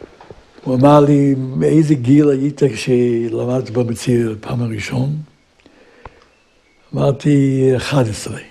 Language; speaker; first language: Hebrew; non-native, fluent; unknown